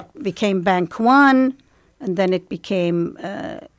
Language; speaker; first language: English; non-native, fluent; Arabic